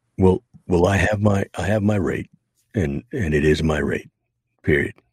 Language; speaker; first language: English; native; English